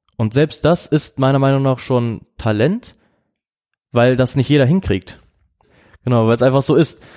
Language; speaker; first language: German; native; German